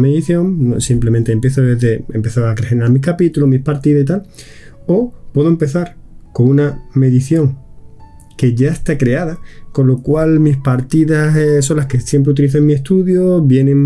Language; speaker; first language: Spanish; native; Spanish